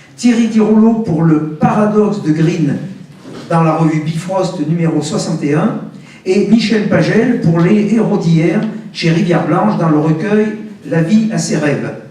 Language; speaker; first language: French; native; French